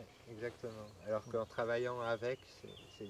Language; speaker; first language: French; native; French